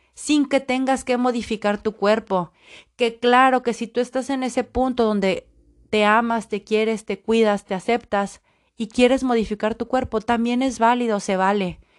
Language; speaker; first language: Spanish; native; Spanish